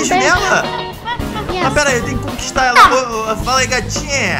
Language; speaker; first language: Portuguese; native; Portuguese